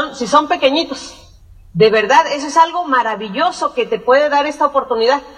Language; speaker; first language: Spanish; native; Spanish